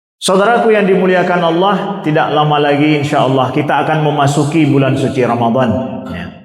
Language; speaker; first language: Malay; non-native, local second language; Achinese